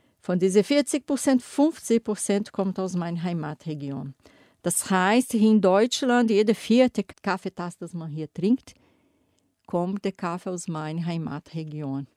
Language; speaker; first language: German; non-native, fluent; Portuguese